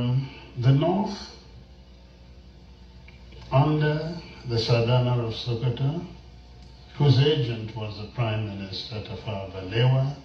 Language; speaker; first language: English; non-native, local second language; Igbo